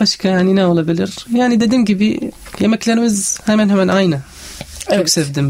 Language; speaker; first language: Turkish; non-native, learner; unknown